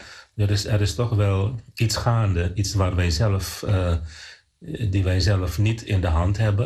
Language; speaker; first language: Dutch; non-native, fluent; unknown